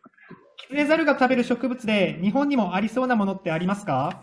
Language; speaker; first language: Japanese; native; Japanese